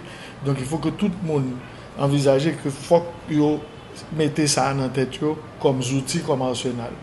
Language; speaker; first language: French; non-native, local second language; Haitian Creole